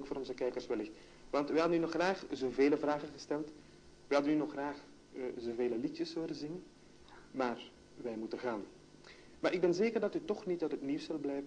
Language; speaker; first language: Dutch; native; Dutch